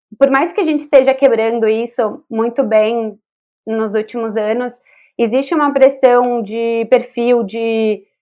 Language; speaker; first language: Portuguese; native; Portuguese